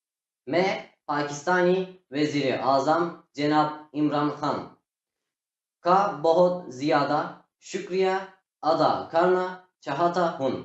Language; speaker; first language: Hindi; non-native, learner; Turkish